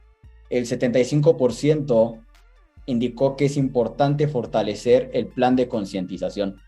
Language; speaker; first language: Spanish; native; Spanish